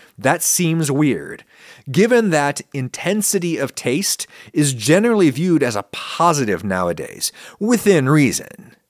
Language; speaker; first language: English; native; English